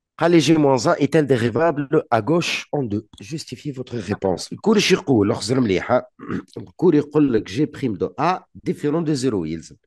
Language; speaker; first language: French; non-native, local second language; Arabic